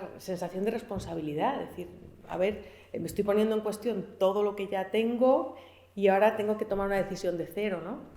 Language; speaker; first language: Spanish; native; Spanish